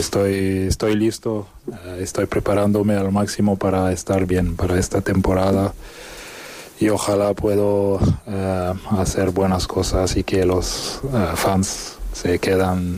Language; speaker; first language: Spanish; non-native, fluent; French